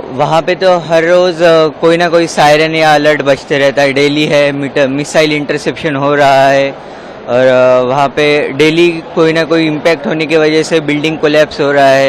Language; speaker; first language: Hindi; native; Hindi